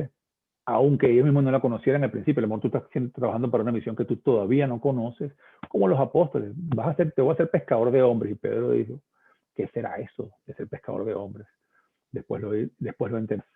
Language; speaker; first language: Spanish; native; Spanish